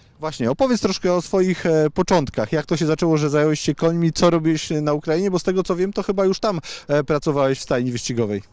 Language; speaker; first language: Polish; native; Polish